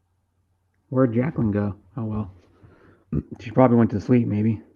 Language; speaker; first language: English; native; English